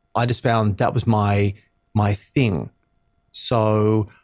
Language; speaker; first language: English; native; English